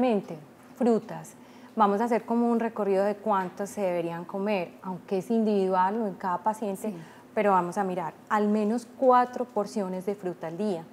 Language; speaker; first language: Spanish; native; Spanish